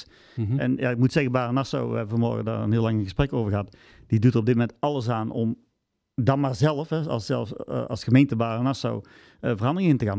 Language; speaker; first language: Dutch; native; Dutch